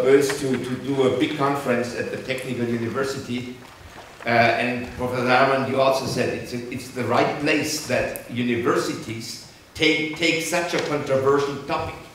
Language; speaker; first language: English; non-native, fluent; German